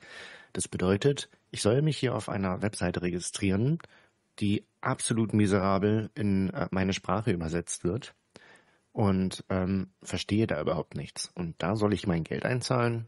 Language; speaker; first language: German; native; German